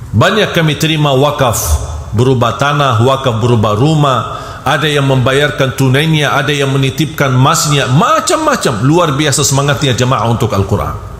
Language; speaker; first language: Malay; non-native, fluent; Arabic